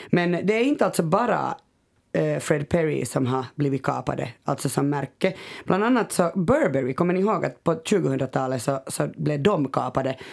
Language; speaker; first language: Swedish; native; Swedish